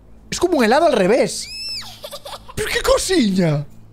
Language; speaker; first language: Spanish; native; Spanish